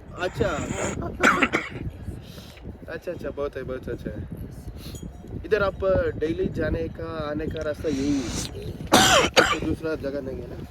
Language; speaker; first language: Hindi; non-native, local second language; Kannada